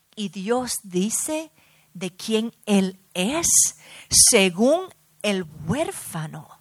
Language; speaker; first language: Spanish; early bilingual, heritage; Spanish